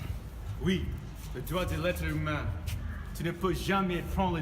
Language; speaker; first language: French; non-native, learner; English